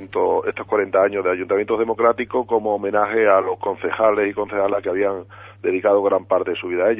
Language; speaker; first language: Spanish; native; Spanish